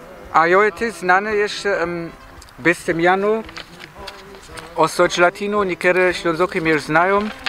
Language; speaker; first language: Polish; early bilingual, heritage; German